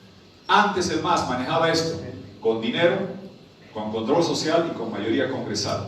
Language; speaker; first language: Spanish; native; Spanish